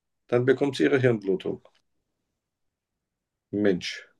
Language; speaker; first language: German; native; German